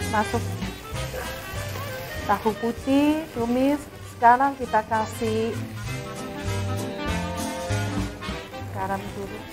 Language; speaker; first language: Indonesian; non-native, fluent; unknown